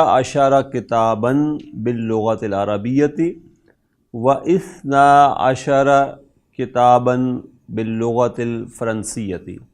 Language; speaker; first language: Arabic; non-native, fluent; Urdu